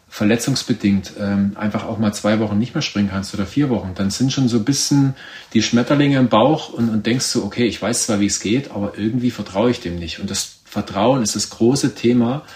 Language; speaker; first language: German; native; German